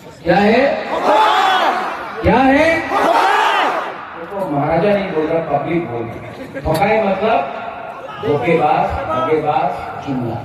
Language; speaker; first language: Hindi; non-native, local second language; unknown